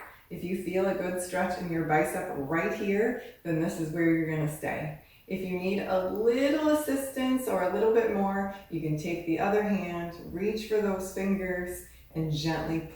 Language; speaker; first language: English; native; English